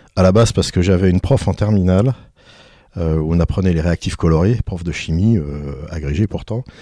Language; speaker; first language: French; native; French